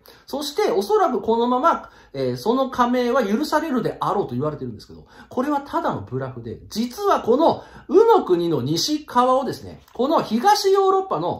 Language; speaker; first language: Japanese; native; Japanese